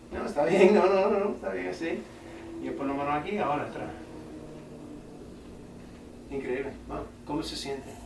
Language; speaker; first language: Spanish; non-native, learner; English